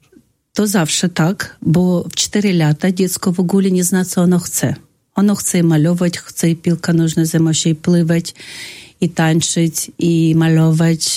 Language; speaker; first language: Polish; non-native, fluent; Russian